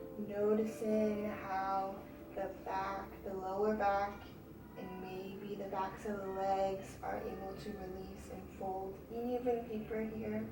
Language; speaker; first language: English; native; English